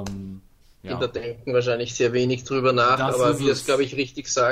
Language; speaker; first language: German; native; German